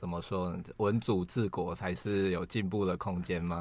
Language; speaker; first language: Chinese; native; Chinese